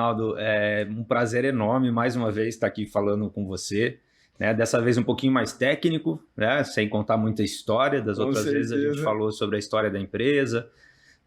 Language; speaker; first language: Portuguese; native; Portuguese